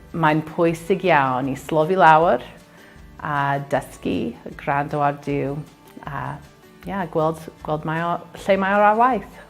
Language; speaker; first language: Welsh; non-native, fluent; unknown